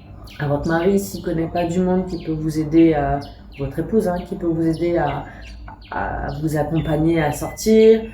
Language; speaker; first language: French; native; French